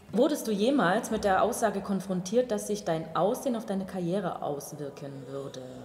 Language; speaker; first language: German; native; German